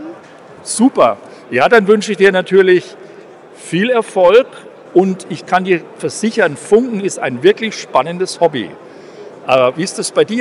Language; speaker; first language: German; native; German